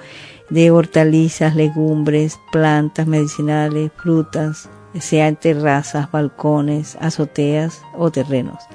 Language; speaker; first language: Spanish; native; Spanish